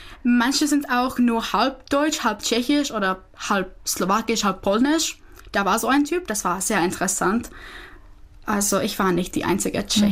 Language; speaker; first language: German; non-native, fluent; Czech